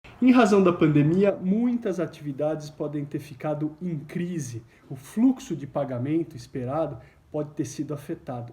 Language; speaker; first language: Portuguese; native; Portuguese